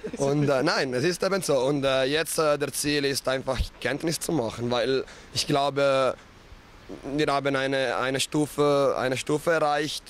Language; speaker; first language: German; non-native, local second language; Italian